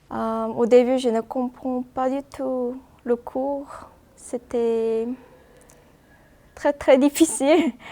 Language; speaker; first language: French; non-native, learner; Korean